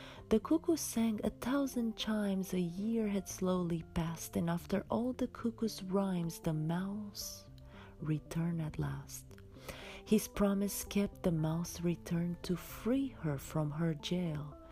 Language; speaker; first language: English; non-native, fluent; Romanian